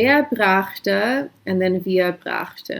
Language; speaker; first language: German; non-native, fluent; English